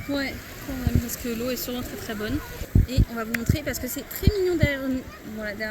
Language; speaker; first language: French; native; French